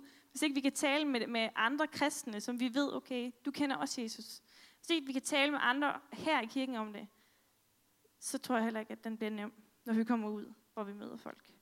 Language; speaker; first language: Danish; native; Danish